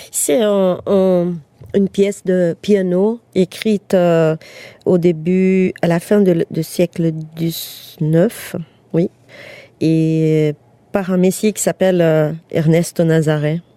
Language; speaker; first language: French; non-native, fluent; Portuguese